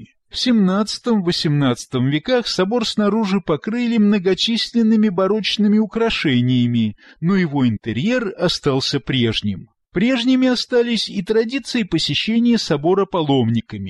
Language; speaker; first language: Russian; native; Russian